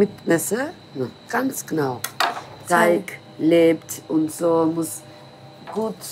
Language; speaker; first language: German; non-native, learner; Turkish